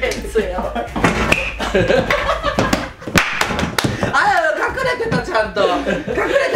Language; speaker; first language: Japanese; native; Japanese